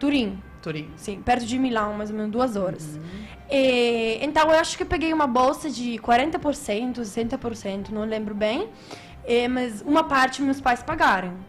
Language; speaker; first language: Portuguese; non-native, fluent; Italian